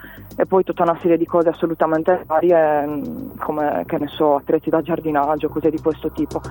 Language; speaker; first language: Italian; native; Italian